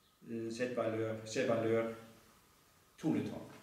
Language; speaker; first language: French; non-native, fluent; Norwegian